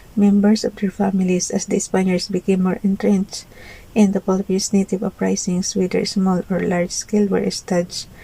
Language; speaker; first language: English; non-native, local second language; Filipino